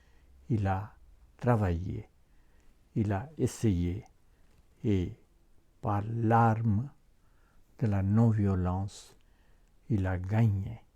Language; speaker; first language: French; non-native, fluent; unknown